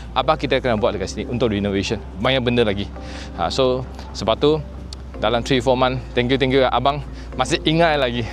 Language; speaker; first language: Malay; non-native, local second language; Chinese